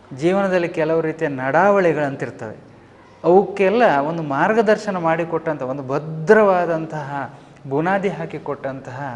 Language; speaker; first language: Kannada; native; Kannada